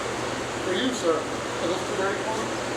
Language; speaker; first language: English; native; English